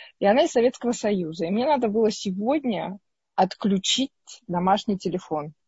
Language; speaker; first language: Russian; native; Russian